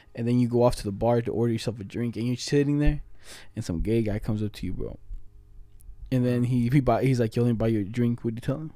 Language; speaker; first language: English; non-native, fluent; Spanish